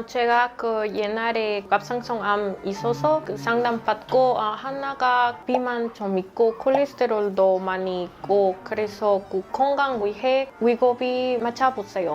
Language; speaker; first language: Korean; non-native, learner; Spanish